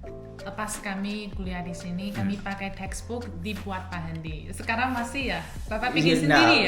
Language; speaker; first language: Indonesian; non-native, fluent; Chinese